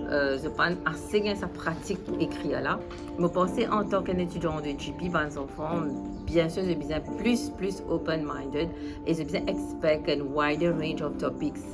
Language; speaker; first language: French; non-native, local second language; Morisyen